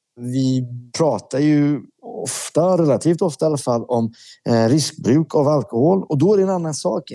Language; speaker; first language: Swedish; early bilingual, other home language; Persian